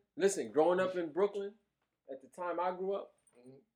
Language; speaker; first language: English; native; English